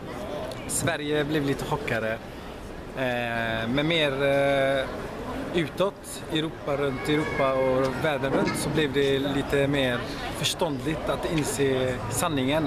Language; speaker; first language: Swedish; early bilingual, other home language; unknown